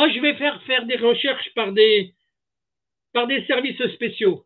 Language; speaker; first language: French; native; French